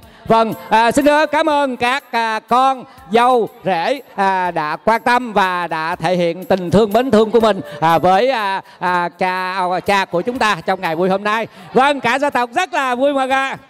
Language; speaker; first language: Vietnamese; native; Vietnamese